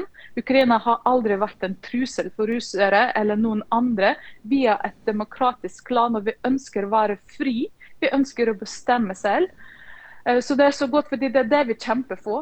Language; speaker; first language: Norwegian; non-native, fluent; Ukrainian